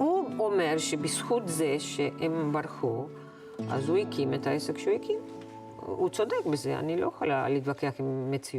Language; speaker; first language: Hebrew; non-native, fluent; Spanish